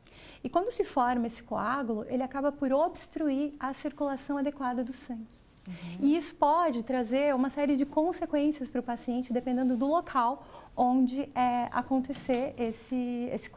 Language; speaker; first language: Portuguese; native; Portuguese